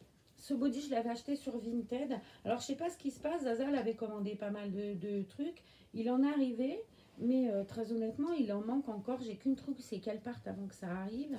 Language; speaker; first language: French; native; French